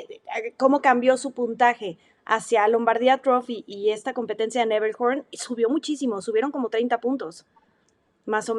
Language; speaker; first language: Spanish; native; Spanish